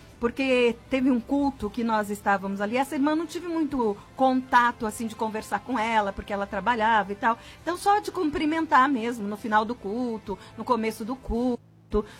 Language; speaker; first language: Portuguese; native; Portuguese